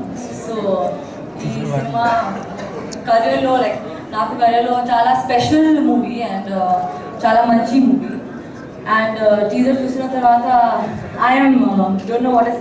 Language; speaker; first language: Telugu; non-native, learner; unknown